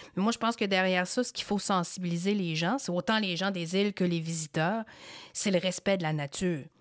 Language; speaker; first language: French; native; French